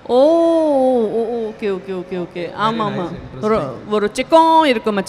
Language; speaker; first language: Tamil; non-native, learner; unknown